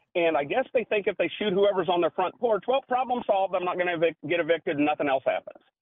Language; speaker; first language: English; native; English